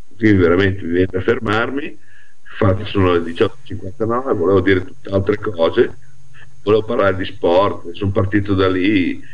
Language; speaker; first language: Italian; non-native, local second language; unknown